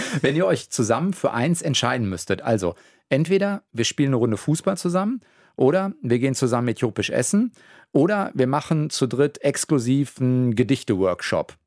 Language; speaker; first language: German; native; German